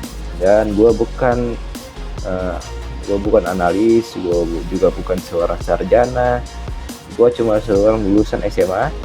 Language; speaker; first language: Indonesian; native; Indonesian